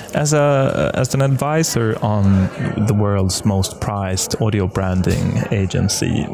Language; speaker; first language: English; non-native, fluent; Swedish